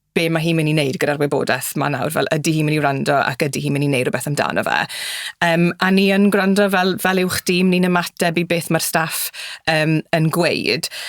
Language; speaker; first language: Welsh; native; Welsh